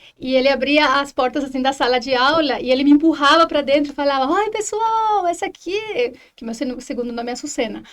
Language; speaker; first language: Portuguese; non-native, fluent; Spanish